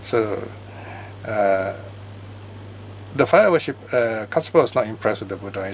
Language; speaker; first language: English; native; English